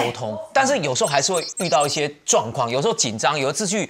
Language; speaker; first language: Chinese; non-native, fluent; Turkish